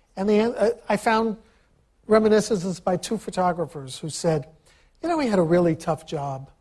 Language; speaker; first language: English; early bilingual, other home language; Ukrainian